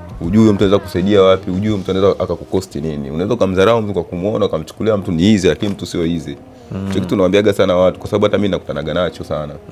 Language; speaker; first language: Swahili; native; Swahili